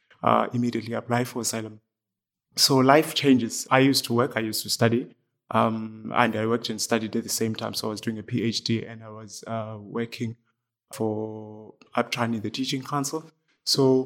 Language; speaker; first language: English; non-native, local second language; Xhosa